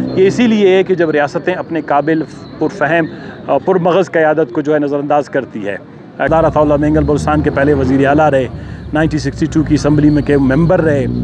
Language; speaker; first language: Urdu; non-native, local second language; Baluchi